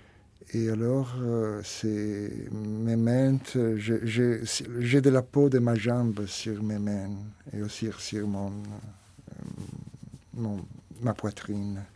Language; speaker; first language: French; non-native, fluent; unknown